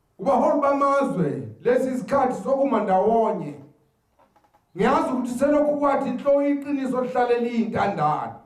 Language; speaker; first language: Zulu; native; Zulu